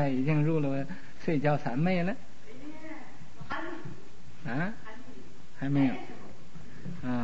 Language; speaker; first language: Chinese; native; Chinese